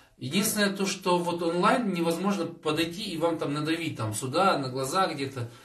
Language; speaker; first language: Russian; native; Russian